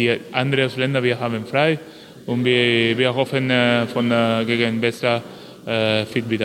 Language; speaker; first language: German; non-native, learner; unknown